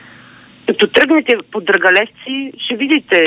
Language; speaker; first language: Bulgarian; native; Bulgarian